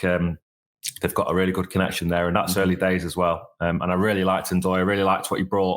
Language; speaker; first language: English; native; English